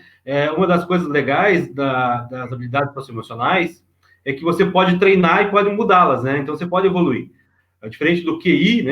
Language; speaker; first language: Portuguese; native; Portuguese